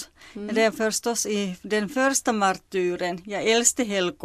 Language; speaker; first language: Swedish; non-native, local second language; Finnish